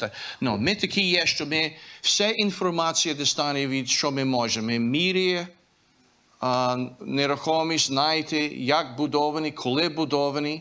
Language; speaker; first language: Ukrainian; early bilingual, heritage; Ukrainian